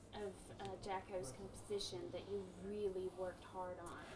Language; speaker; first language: English; native; English